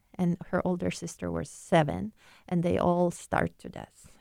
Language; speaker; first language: English; non-native, fluent; Ukrainian